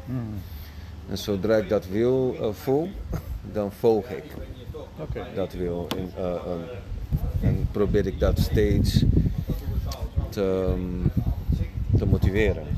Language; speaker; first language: Dutch; non-native, fluent; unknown